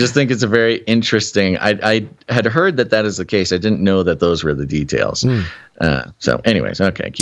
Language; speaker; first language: English; native; English